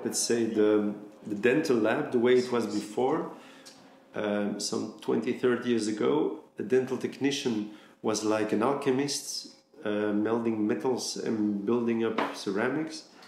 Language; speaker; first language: English; non-native, fluent; Dutch